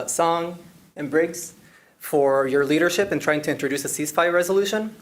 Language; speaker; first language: English; non-native, fluent; Arabic